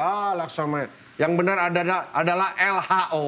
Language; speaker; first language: Indonesian; native; Indonesian